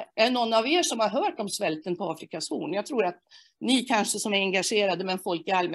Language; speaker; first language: Swedish; native; Swedish